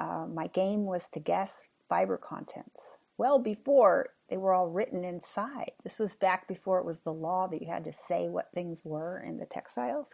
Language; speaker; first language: English; native; English